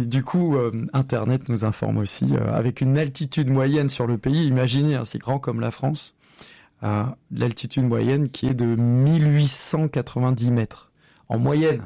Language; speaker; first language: French; native; French